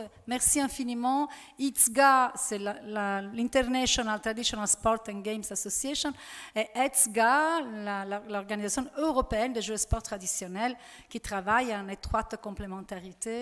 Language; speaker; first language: French; non-native, fluent; Italian